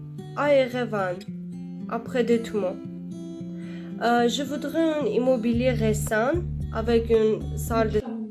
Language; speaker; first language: French; non-native, learner; Armenian